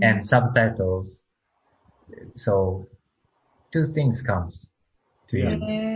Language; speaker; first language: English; non-native, learner; Japanese